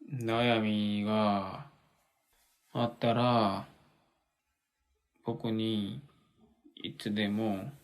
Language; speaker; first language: Japanese; non-native, learner; Korean